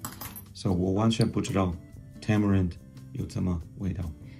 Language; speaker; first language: Chinese; non-native, fluent; English